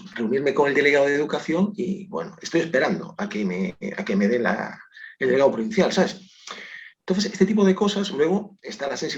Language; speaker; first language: Spanish; non-native, local second language; Galician